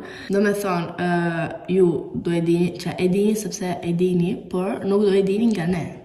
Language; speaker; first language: Albanian; early bilingual, heritage; Albanian